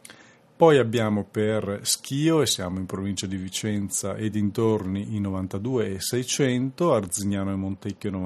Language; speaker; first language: Italian; native; Italian